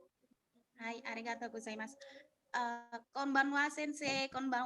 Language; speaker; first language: Japanese; non-native, learner; Indonesian